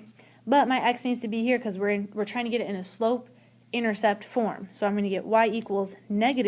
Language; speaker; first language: English; native; English